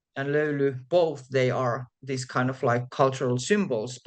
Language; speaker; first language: English; non-native, fluent; Finnish